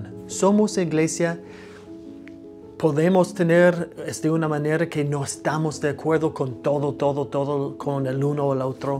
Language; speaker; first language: Spanish; non-native, fluent; English